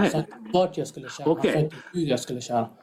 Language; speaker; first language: Swedish; non-native, fluent; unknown